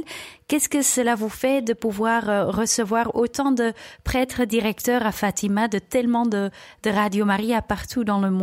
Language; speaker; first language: French; non-native, local second language; Dutch